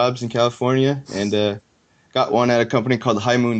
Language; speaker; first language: English; native; English